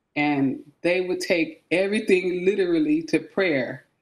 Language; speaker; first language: English; native; English